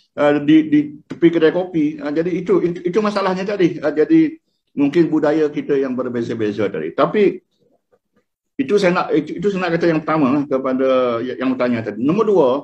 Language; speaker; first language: Malay; non-native, local second language; Iban